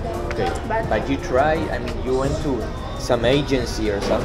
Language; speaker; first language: English; non-native, learner; Spanish